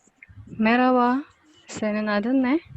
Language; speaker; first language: Turkish; non-native, learner; Indonesian